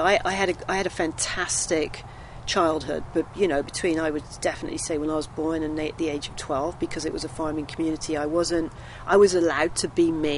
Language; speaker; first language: English; native; English